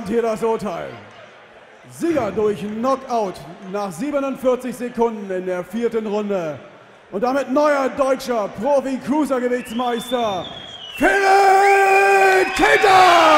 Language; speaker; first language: German; native; German